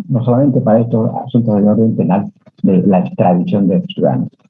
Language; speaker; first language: Spanish; native; Spanish